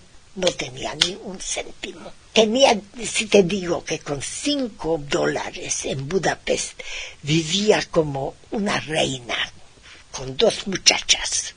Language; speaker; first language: Spanish; non-native, fluent; Hungarian